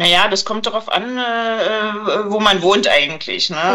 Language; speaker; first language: German; native; German